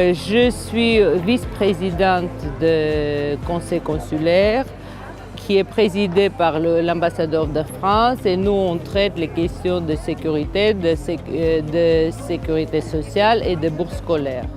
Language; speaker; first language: French; non-native, fluent; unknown